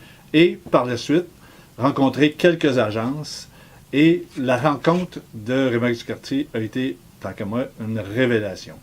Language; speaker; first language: French; native; French